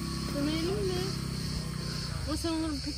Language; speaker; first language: Turkish; early bilingual, heritage; Turkish